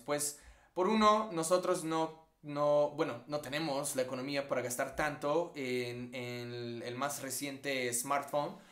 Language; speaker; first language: Spanish; non-native, fluent; English